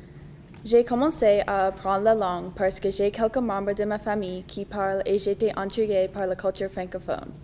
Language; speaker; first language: French; non-native, learner; English